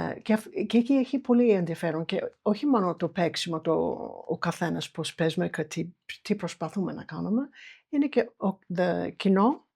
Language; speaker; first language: Greek; non-native, fluent; English